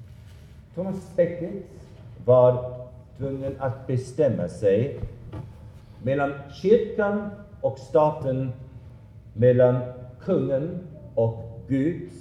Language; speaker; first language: Swedish; non-native, fluent; German